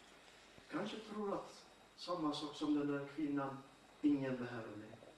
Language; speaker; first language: Swedish; non-native, fluent; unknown